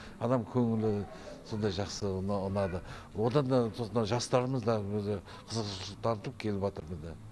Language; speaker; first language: Kazakh; native; Kazakh